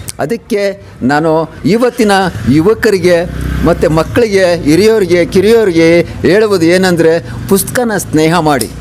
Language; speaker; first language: Kannada; non-native, local second language; Urdu